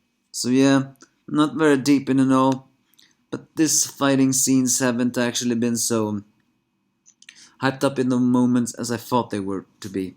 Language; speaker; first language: English; non-native, fluent; Swedish